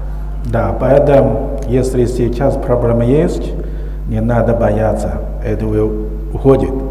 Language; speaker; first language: Russian; non-native, learner; Chinese